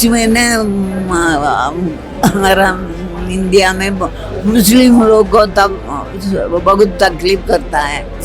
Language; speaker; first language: Hindi; non-native, local second language; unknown